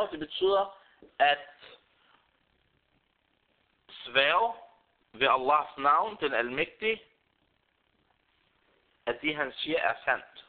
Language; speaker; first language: Danish; non-native, fluent; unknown